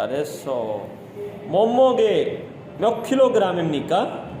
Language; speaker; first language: Korean; non-native, fluent; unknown